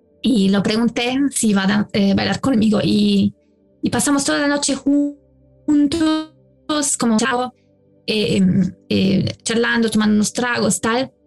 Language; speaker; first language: Spanish; non-native, fluent; German